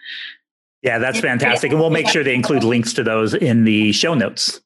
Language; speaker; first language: English; native; English